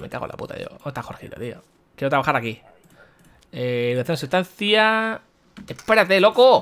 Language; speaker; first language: Spanish; native; Spanish